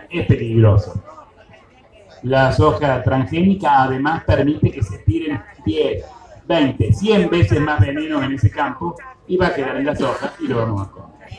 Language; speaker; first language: Spanish; native; Spanish